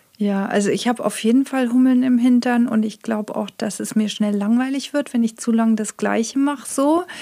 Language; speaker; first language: German; native; German